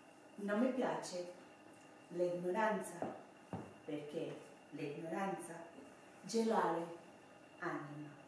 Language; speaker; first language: Italian; non-native, learner; Swedish